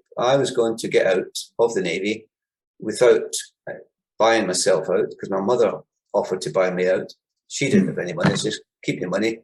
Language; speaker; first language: English; native; English